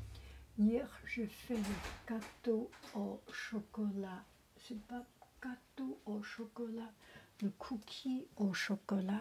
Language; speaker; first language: French; non-native, learner; Chinese